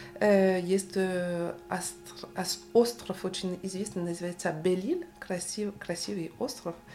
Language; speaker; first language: Russian; non-native, fluent; French